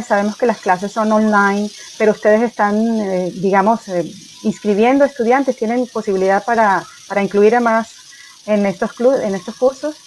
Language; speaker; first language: Spanish; native; Spanish